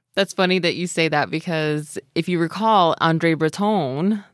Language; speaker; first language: English; early bilingual, other home language; Spanish